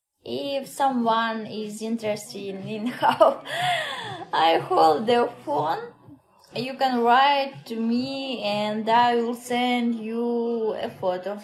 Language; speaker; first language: English; non-native, learner; Russian